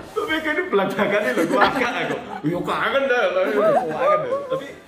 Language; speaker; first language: Indonesian; native; Indonesian